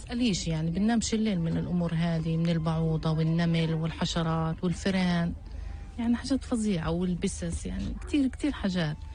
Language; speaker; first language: Arabic; native; Arabic